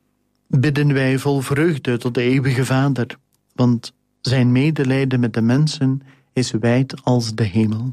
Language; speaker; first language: Dutch; native; Dutch